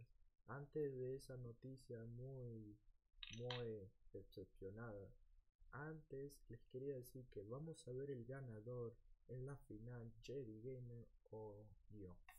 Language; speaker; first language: Spanish; early bilingual, heritage; Spanish